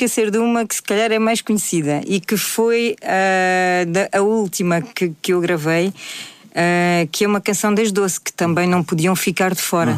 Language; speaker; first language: Portuguese; native; Portuguese